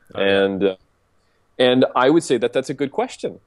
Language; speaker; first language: English; native; English